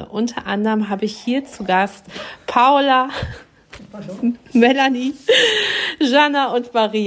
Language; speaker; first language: German; native; German